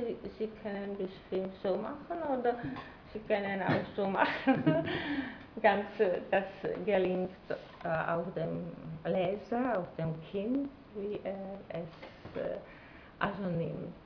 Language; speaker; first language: German; non-native, fluent; Czech